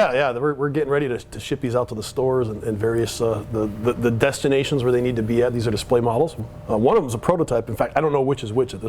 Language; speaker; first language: English; native; English